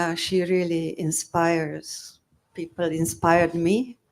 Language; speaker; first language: English; non-native, fluent; Slovenian